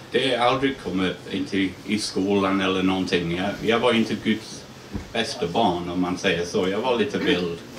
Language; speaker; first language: Swedish; non-native, fluent; English